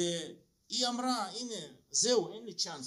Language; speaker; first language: Hebrew; non-native, fluent; Russian